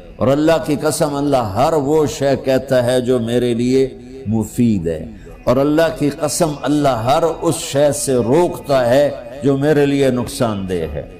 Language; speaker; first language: Urdu; non-native, local second language; Punjabi